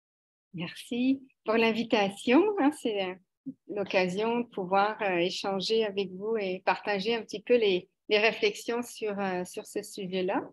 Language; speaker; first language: French; native; French